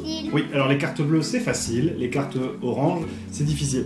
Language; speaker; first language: French; native; French